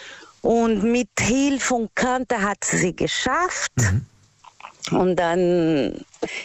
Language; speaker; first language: German; non-native, learner; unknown